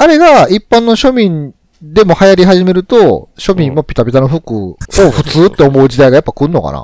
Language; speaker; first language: Japanese; native; Japanese